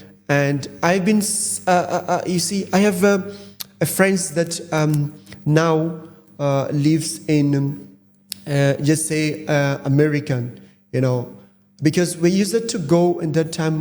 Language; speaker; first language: English; non-native, fluent; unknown